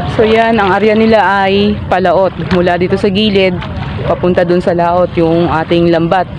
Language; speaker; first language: Filipino; native; Filipino